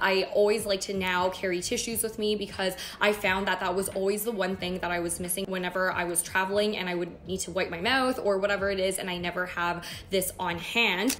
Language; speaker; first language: English; native; English